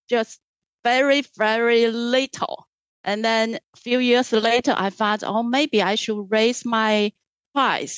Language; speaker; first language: English; non-native, fluent; Chinese